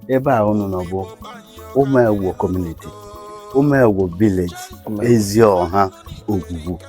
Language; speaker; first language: Igbo; native; Igbo